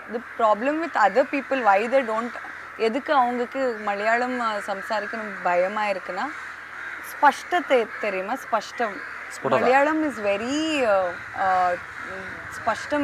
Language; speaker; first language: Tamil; non-native, fluent; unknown